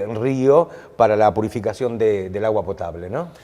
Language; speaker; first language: Spanish; native; Spanish